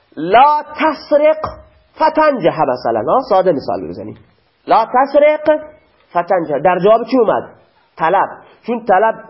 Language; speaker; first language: Persian; non-native, local second language; Baluchi